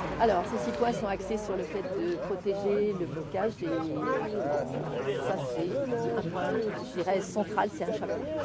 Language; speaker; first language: French; native; French